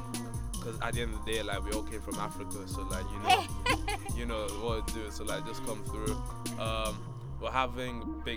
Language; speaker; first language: English; non-native, local second language; Yoruba